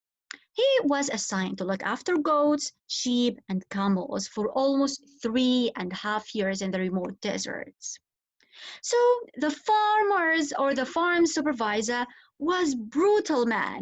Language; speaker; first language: English; non-native, fluent; Arabic